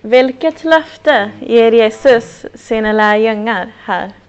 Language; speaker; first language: Swedish; non-native, fluent; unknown